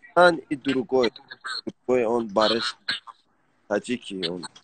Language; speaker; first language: Russian; non-native, learner; Persian